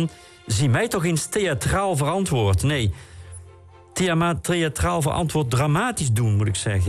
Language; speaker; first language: Dutch; native; Dutch